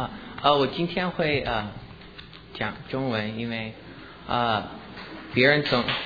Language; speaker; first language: Chinese; early bilingual, heritage; English